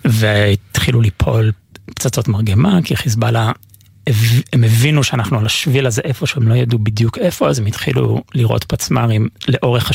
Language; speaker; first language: Hebrew; non-native, fluent; English